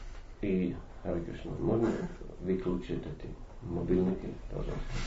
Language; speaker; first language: Russian; non-native, fluent; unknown